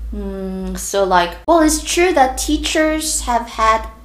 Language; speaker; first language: English; non-native, fluent; Korean